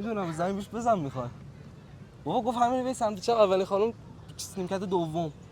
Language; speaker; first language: Persian; native; Persian